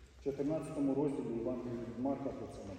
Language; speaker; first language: Polish; non-native, learner; Ukrainian